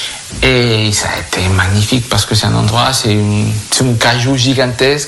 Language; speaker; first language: French; non-native, fluent; Spanish